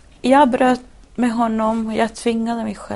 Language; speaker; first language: Swedish; non-native, fluent; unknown